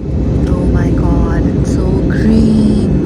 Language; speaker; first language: English; non-native, local second language; Urdu